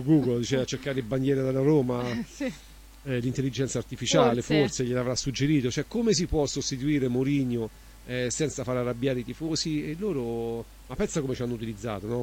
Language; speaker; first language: Italian; native; Italian